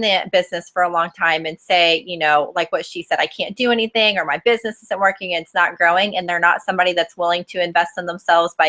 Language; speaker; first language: English; native; English